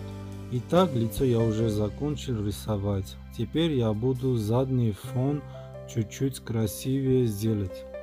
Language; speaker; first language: Russian; non-native, fluent; Armenian